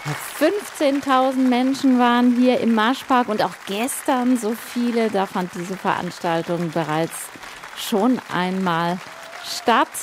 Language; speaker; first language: German; native; German